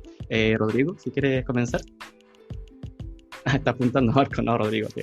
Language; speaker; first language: Spanish; native; Spanish